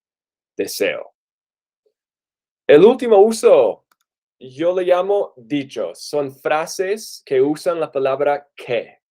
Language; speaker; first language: Spanish; non-native, fluent; English